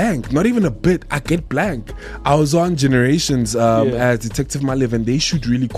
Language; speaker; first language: English; non-native, local second language; Tswana